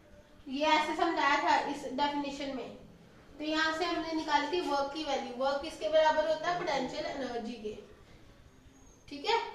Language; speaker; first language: Hindi; native; Hindi